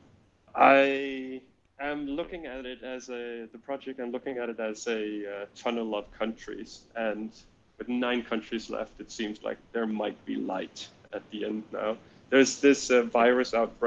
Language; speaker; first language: English; non-native, fluent; Danish